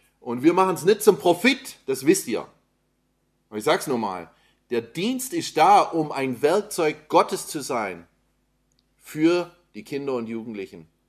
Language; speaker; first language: German; native; German